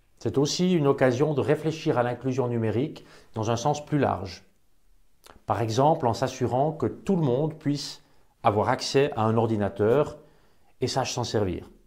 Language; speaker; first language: French; native; French